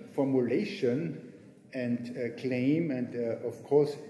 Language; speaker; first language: English; non-native, fluent; German